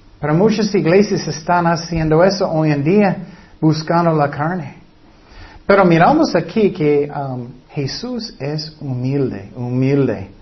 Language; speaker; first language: Spanish; non-native, fluent; English